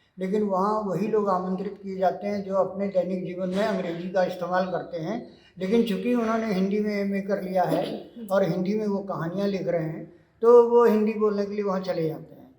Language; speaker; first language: Hindi; native; Hindi